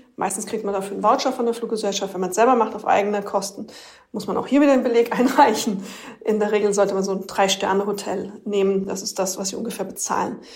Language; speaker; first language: German; native; German